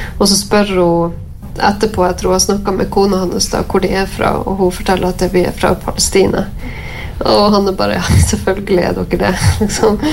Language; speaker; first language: Norwegian; native; Norwegian